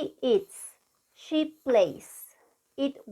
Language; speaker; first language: English; non-native, fluent; Spanish